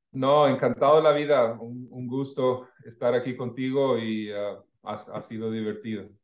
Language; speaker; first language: Spanish; non-native, fluent; English